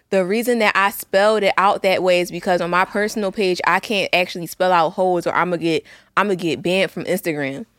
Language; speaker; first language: English; native; English